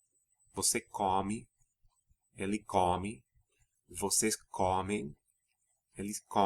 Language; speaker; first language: Portuguese; non-native, fluent; English